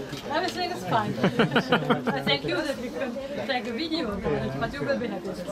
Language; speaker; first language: English; non-native, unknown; German